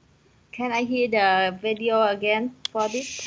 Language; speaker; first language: English; non-native, learner; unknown